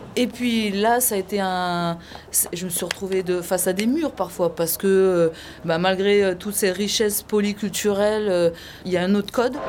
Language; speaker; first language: French; native; French